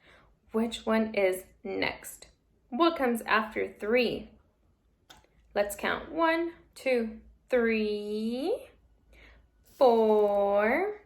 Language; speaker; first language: English; native; English